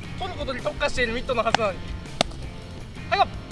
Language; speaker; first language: Japanese; native; Japanese